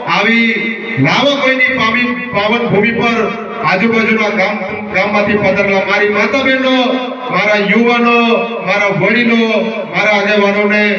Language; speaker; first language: Gujarati; native; Gujarati